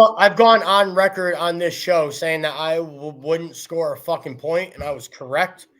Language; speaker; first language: English; native; English